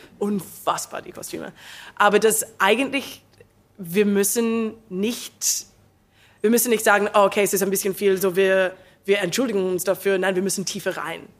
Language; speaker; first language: German; non-native, learner; English